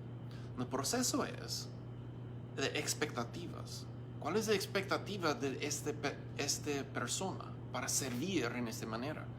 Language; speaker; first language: Spanish; non-native, learner; English